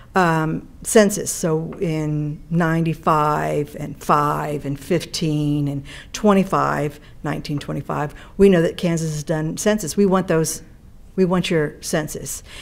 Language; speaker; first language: English; native; English